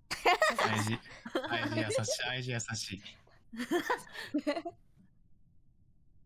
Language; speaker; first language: Japanese; native; Japanese